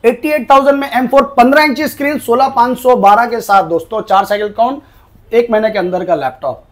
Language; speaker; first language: Hindi; non-native, local second language; Bangla